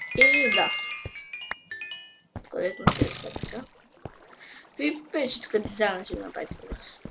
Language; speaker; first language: Bulgarian; native; Bulgarian